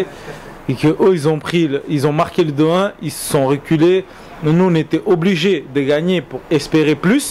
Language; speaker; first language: French; native; French